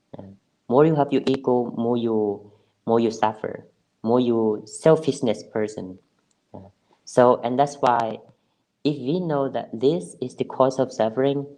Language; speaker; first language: English; non-native, fluent; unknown